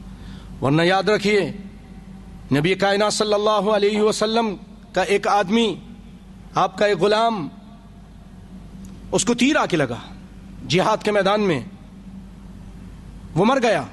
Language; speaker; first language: Urdu; native; Urdu